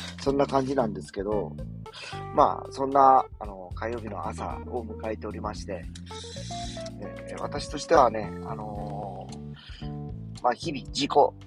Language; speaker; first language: Japanese; native; Japanese